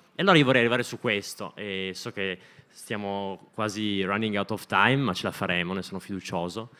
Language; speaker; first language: Italian; native; Italian